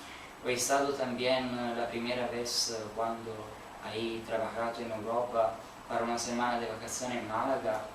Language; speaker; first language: Spanish; non-native, learner; Italian